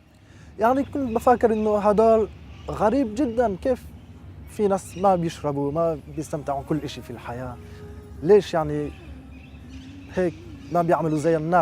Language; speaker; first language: Arabic; non-native, fluent; French